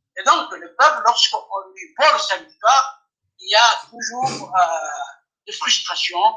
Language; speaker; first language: French; non-native, local second language; Afar